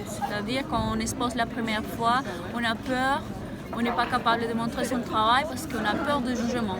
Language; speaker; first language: French; non-native, fluent; Spanish